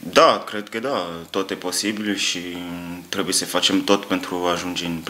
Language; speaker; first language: Romanian; non-native, learner; French